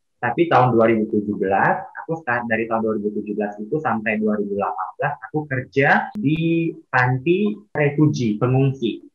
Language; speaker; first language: Indonesian; native; Indonesian